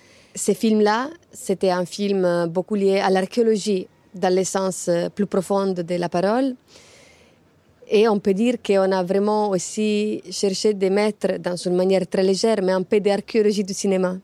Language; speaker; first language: French; non-native, fluent; Italian